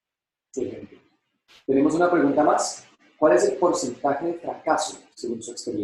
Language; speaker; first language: Spanish; native; Spanish